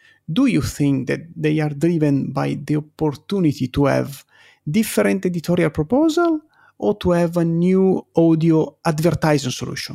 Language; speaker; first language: English; non-native, fluent; Italian